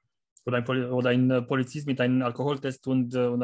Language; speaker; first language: German; non-native, fluent; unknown